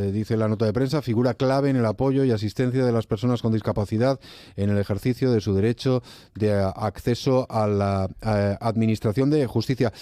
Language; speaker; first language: Spanish; native; Spanish